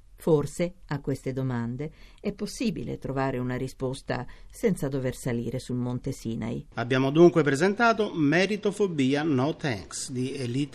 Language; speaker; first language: Italian; native; Italian